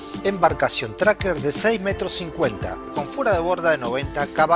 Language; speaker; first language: Spanish; native; Spanish